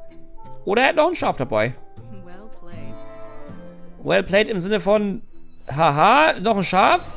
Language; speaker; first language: German; native; German